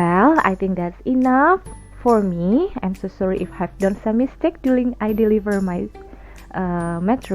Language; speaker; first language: English; non-native, fluent; Indonesian